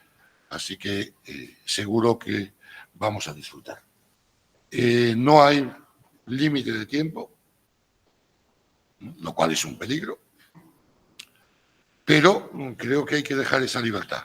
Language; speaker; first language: Spanish; native; Spanish